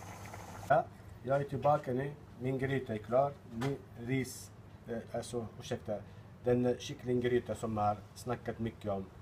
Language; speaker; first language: Swedish; non-native, fluent; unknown